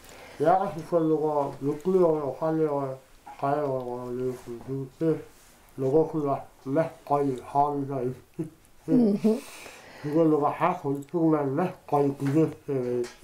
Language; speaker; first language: Mongolian; non-native, learner; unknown